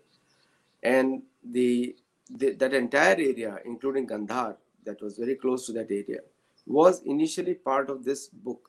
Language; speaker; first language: English; non-native, local second language; Marathi